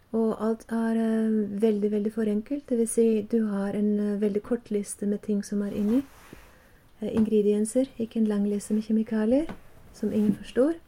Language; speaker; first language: Norwegian; non-native, fluent; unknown